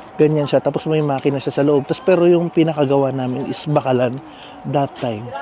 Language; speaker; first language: Filipino; native; Filipino